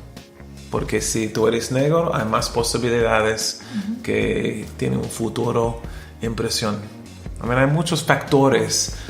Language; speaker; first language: Spanish; non-native, learner; English